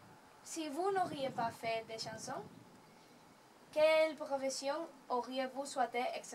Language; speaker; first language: French; non-native, learner; Spanish